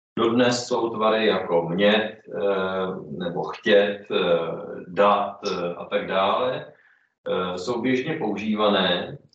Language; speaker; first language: Czech; native; Czech